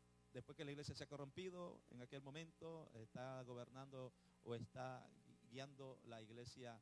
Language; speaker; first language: Spanish; native; Spanish